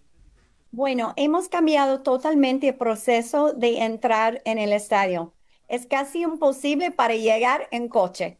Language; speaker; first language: Spanish; early bilingual, heritage; English